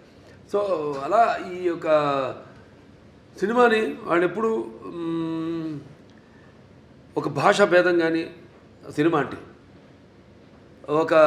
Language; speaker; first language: Telugu; native; Telugu